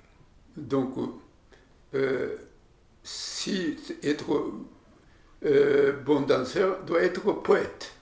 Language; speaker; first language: French; non-native, learner; Japanese